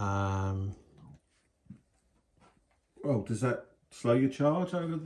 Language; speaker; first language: English; native; English